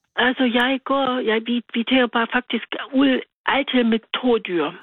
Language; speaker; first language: Danish; non-native, learner; German